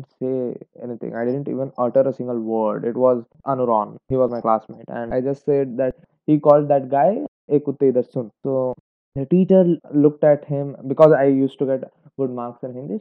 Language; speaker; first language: English; non-native, local second language; Hindi